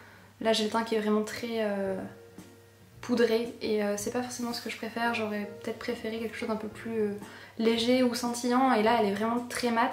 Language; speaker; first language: French; native; French